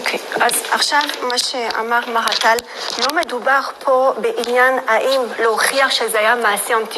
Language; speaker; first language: Hebrew; non-native, fluent; French